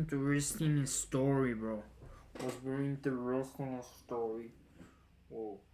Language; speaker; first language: English; non-native, fluent; Spanish